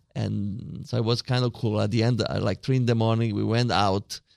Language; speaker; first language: English; non-native, fluent; Italian